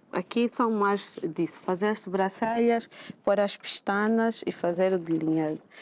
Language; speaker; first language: Portuguese; native; Portuguese